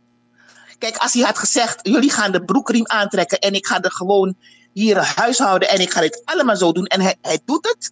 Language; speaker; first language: Dutch; native; Dutch